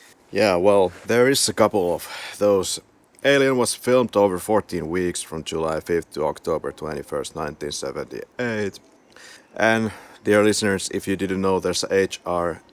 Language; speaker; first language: English; non-native, fluent; Finnish